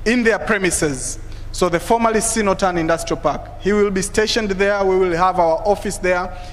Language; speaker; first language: English; non-native, local second language; Swahili